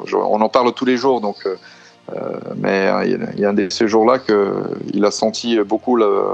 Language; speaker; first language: French; non-native, fluent; Portuguese